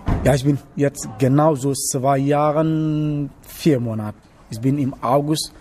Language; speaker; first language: German; non-native, learner; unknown